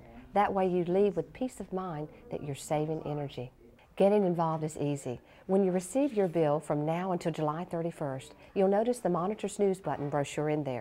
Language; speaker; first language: English; native; English